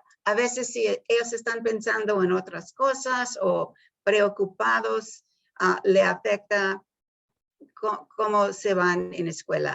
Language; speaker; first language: Spanish; early bilingual, heritage; Spanish